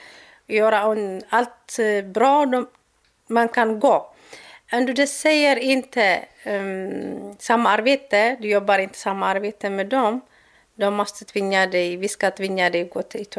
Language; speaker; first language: Swedish; non-native, learner; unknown